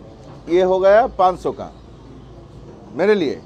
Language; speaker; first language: Hindi; non-native, learner; Bangla